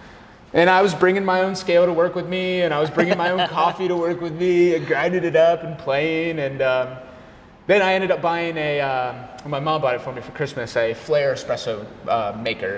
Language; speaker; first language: English; native; English